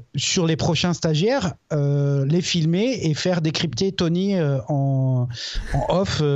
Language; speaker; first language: French; native; French